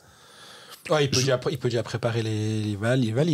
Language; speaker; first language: French; native; French